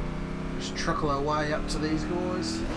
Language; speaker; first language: English; native; English